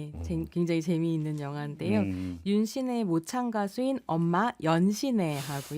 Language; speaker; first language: Korean; native; Korean